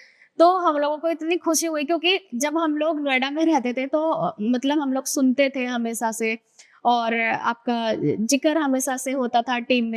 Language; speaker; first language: Hindi; native; Hindi